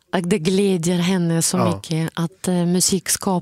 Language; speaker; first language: Swedish; non-native, fluent; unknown